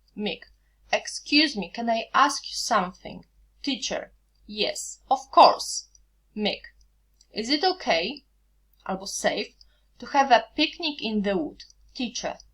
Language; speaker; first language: English; non-native, fluent; Polish